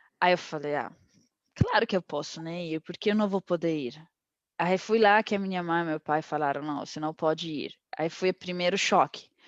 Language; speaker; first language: Portuguese; non-native, fluent; Arabic